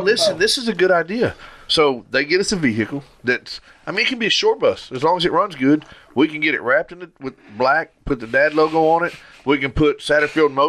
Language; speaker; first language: English; native; English